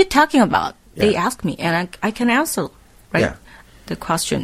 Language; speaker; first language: English; non-native, learner; Korean